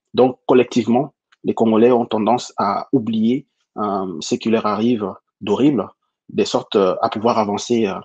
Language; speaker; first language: French; non-native, local second language; Lingala